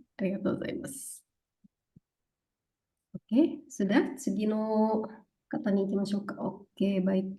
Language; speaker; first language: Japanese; non-native, fluent; Indonesian